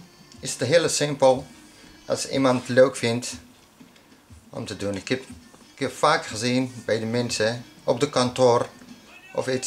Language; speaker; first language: Dutch; non-native, learner; Arabic